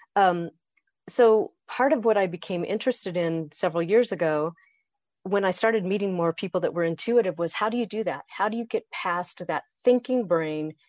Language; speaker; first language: English; native; English